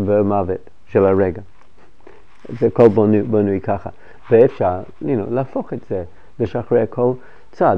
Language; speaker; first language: Hebrew; non-native, fluent; English